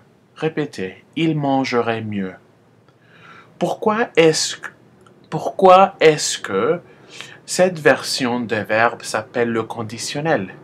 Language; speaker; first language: French; non-native, fluent; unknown